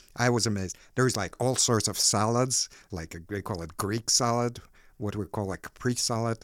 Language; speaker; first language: English; non-native, fluent; Ukrainian